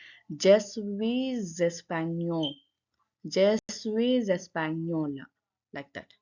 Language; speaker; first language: French; non-native, learner; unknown